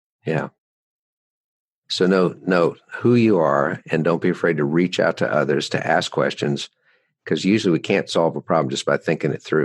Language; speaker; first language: English; native; English